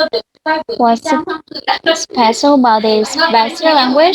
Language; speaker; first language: English; non-native, learner; Vietnamese